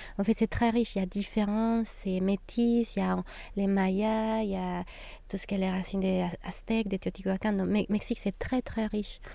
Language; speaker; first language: French; non-native, fluent; Spanish